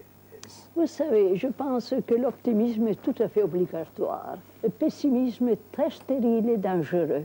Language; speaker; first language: French; non-native, fluent; Italian